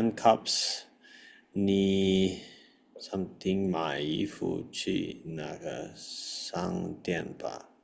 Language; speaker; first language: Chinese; non-native, learner; Indonesian